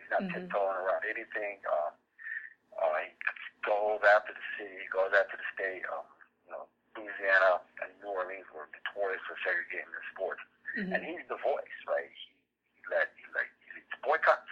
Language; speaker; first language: English; native; English